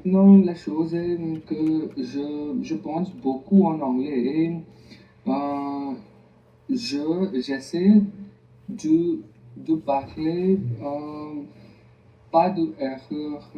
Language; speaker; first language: French; non-native, learner; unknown